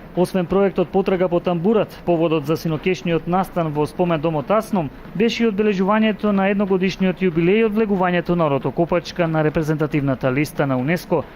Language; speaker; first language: Macedonian; native; Macedonian